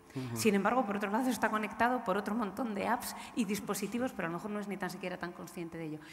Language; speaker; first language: Spanish; native; Spanish